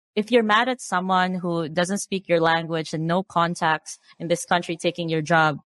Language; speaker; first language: English; non-native, local second language; Cebuano